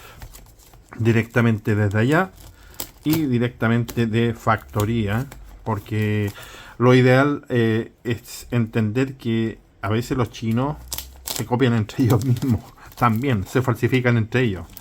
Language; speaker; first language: Spanish; native; Spanish